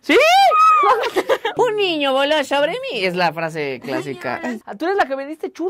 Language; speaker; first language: Spanish; native; Spanish